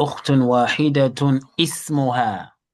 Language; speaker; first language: Arabic; non-native, fluent; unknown